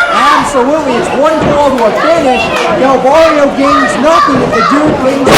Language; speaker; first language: English; native; English